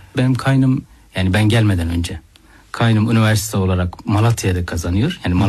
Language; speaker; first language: Turkish; non-native, fluent; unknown